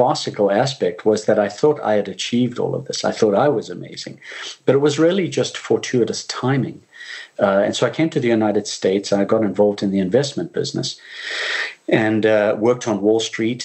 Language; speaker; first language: English; native; English